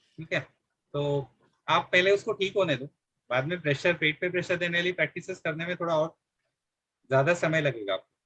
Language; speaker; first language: Hindi; non-native, local second language; Marathi